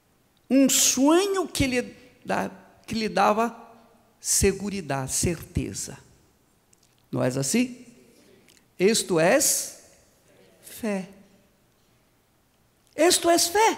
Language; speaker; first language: Portuguese; non-native, fluent; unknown